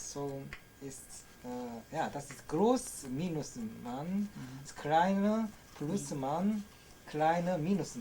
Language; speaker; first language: German; non-native, learner; Korean